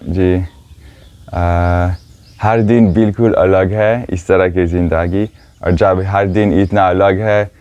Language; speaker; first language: Hindi; non-native, learner; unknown